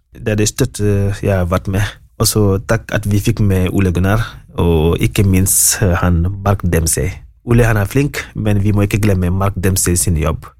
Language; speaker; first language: Norwegian; non-native, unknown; Wolof